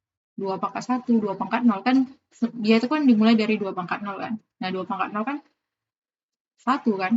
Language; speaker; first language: Indonesian; native; Indonesian